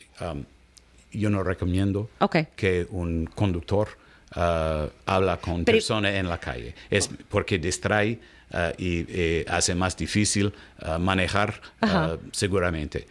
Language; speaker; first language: Spanish; non-native, learner; English